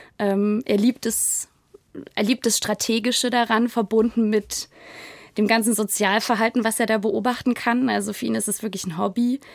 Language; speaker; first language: German; native; German